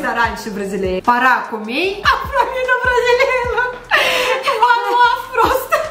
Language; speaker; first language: Portuguese; non-native, learner; Russian